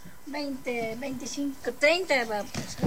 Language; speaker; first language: Spanish; non-native, local second language; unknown